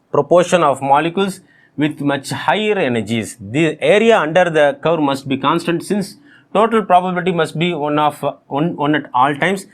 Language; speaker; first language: English; non-native, local second language; Tamil